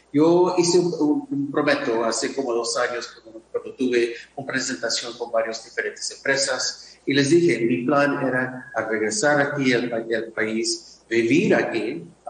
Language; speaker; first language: Spanish; non-native, fluent; English